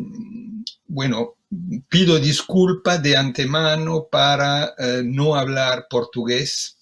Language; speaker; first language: Spanish; non-native, fluent; Italian